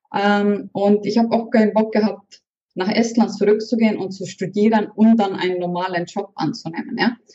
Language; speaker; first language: German; non-native, fluent; Estonian